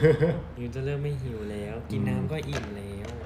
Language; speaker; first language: Chinese; non-native, learner; Thai